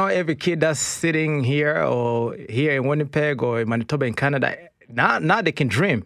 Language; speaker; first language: English; non-native, local second language; Kinyarwanda